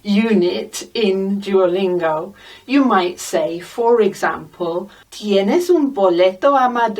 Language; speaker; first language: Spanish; non-native, fluent; English